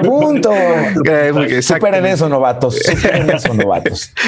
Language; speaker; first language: Spanish; native; Spanish